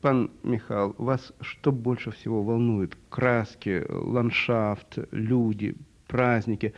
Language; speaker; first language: Russian; native; Russian